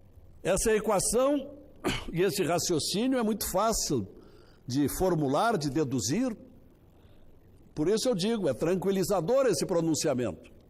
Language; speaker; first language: Portuguese; native; Portuguese